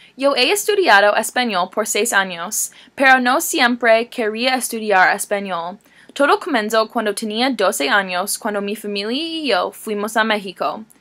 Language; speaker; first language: Spanish; non-native, learner; English